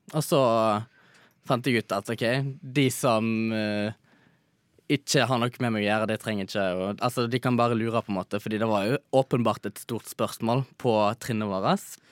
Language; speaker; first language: Norwegian; native; Norwegian